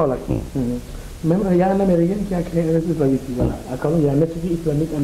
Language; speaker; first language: French; non-native, local second language; Wolof